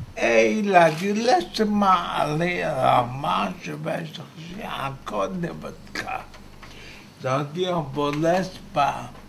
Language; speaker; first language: French; non-native, fluent; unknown